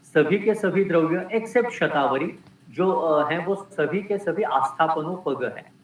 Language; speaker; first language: Hindi; non-native, local second language; Marathi